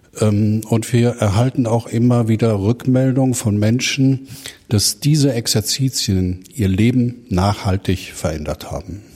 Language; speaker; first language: German; native; German